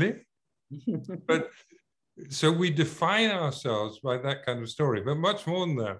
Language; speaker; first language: English; native; English